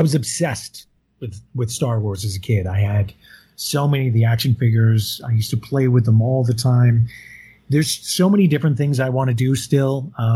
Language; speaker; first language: English; native; English